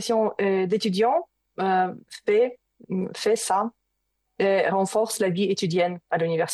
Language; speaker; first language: French; non-native, learner; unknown